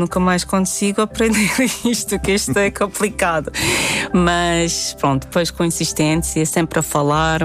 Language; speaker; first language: Portuguese; non-native, fluent; Latvian